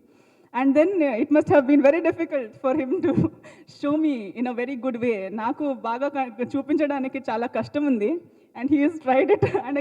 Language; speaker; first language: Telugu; non-native, local second language; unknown